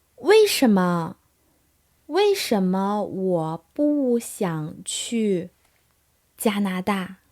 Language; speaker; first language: Chinese; native; Chinese